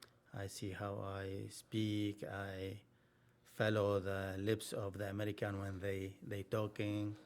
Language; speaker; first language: English; non-native, learner; Arabic